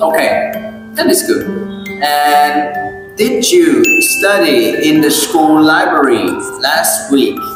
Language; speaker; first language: English; non-native, fluent; Vietnamese